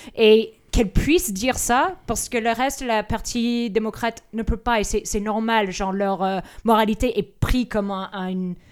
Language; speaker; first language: French; early bilingual, other home language; English